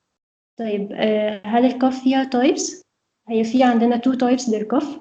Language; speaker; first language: Arabic; native; Arabic